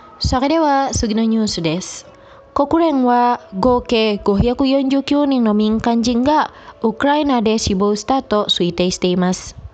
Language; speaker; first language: Japanese; non-native, fluent; Indonesian